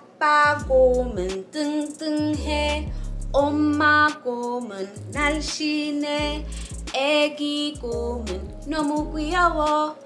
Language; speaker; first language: Korean; non-native, learner; English